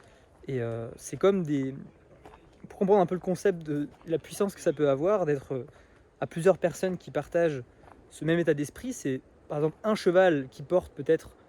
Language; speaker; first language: French; native; French